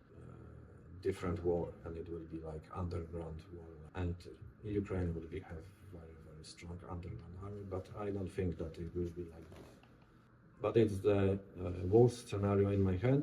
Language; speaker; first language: English; non-native, learner; Polish